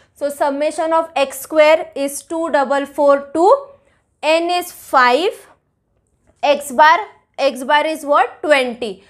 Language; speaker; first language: English; non-native, local second language; Marathi